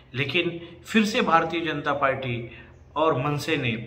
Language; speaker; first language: Hindi; non-native, local second language; Marathi